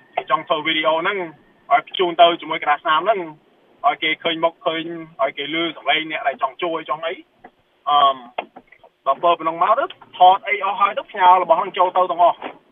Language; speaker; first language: Khmer; early bilingual, heritage; Khmer